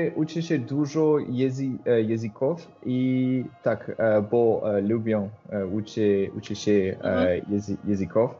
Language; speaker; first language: Polish; non-native, learner; French